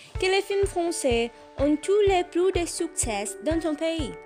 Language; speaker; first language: French; non-native, learner; Portuguese